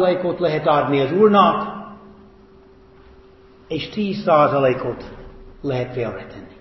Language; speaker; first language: Hungarian; non-native, fluent; English